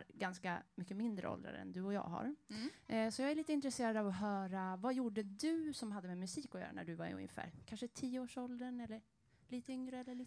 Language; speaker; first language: Swedish; native; Swedish